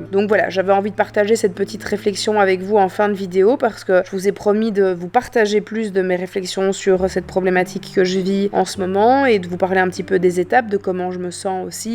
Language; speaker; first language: French; native; French